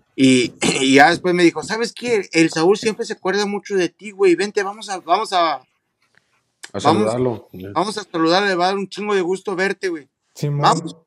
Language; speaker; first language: Spanish; early bilingual, heritage; Spanish